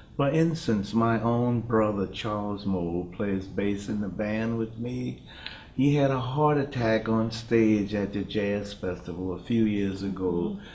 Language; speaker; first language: English; native; English